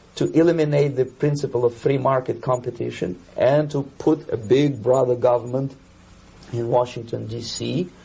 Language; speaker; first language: English; native; English